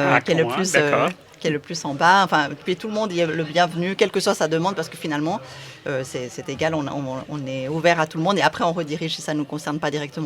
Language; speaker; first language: French; native; French